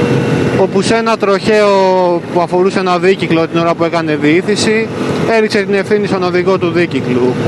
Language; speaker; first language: Greek; native; Greek